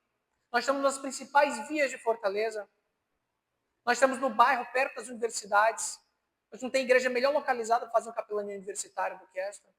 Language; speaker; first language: Portuguese; native; Portuguese